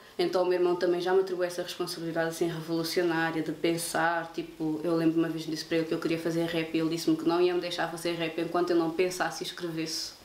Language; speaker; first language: Portuguese; non-native, local second language; Kabuverdianu